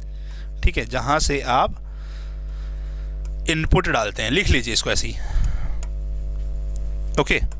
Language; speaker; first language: Hindi; native; Hindi